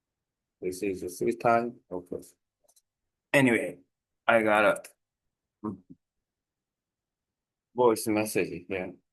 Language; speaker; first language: English; non-native, learner; Korean